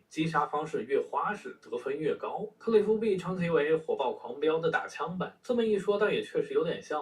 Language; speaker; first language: Chinese; native; Chinese